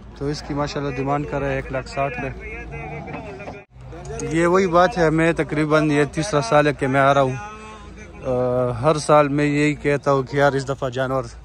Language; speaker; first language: Urdu; non-native, local second language; Pashto